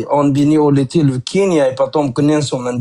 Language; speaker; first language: Russian; non-native, learner; Kurdish